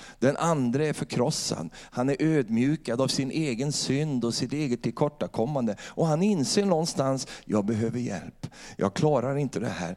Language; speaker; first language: Swedish; native; Swedish